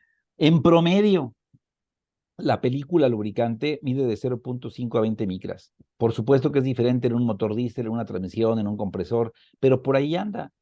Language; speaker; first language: Spanish; native; Spanish